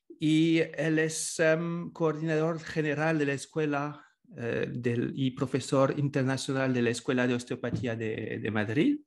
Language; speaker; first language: Spanish; non-native, fluent; French